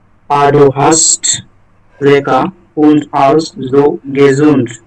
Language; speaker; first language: German; non-native, learner; Bangla